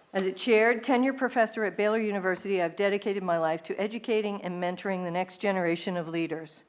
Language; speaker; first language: English; native; English